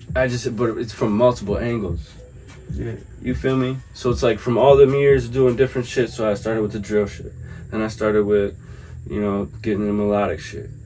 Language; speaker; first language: English; native; English